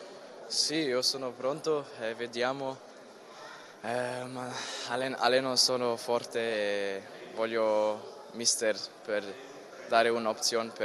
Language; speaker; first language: Italian; non-native, learner; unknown